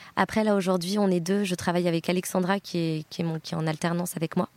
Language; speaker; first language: French; native; French